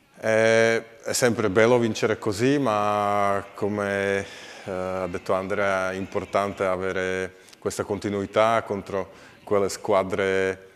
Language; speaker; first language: Italian; non-native, learner; Slovak